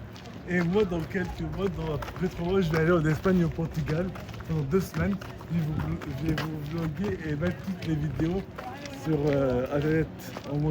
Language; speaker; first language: French; native; French